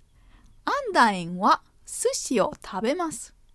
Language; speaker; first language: Japanese; non-native, fluent; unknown